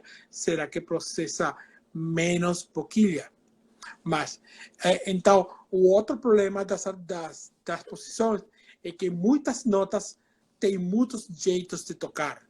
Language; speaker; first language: Portuguese; non-native, fluent; Spanish